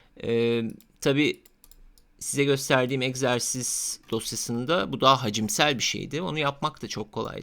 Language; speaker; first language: Turkish; native; Turkish